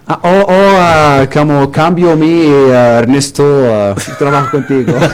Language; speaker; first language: Spanish; non-native, learner; Arabic